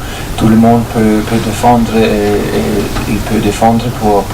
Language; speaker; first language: French; non-native, fluent; German